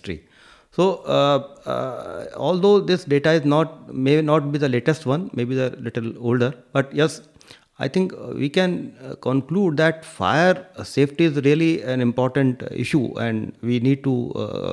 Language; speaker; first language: English; non-native, local second language; Hindi